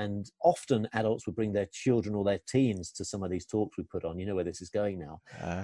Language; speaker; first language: English; native; English